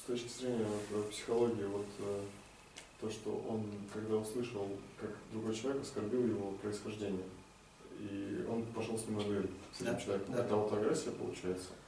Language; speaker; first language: Russian; native; Russian